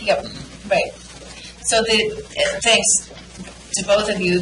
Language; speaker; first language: English; native; English